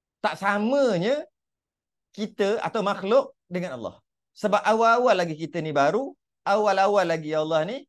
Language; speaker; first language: Malay; native; Malay